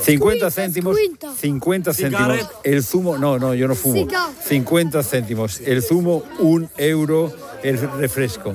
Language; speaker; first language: Spanish; native; Spanish